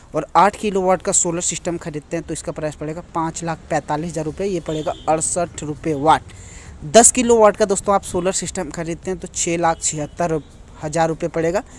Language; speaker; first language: Hindi; native; Hindi